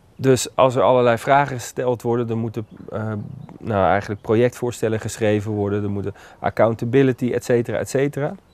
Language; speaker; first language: Dutch; native; Dutch